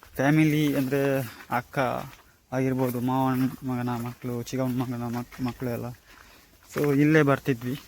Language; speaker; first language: Kannada; non-native, local second language; Tulu